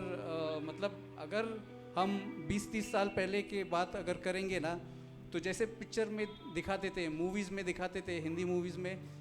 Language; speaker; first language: Hindi; non-native, local second language; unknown